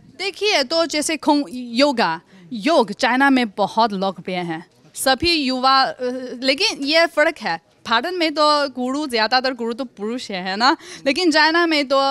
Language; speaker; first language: Hindi; non-native, fluent; Chinese